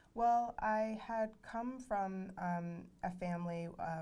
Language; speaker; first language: English; native; English